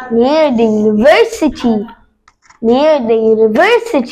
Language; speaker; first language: English; non-native, learner; Bangla